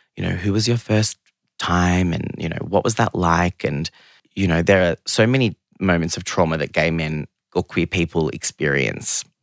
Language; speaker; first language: English; early bilingual, other home language; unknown